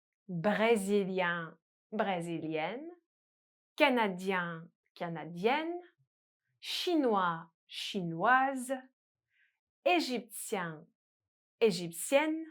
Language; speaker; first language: French; non-native, fluent; English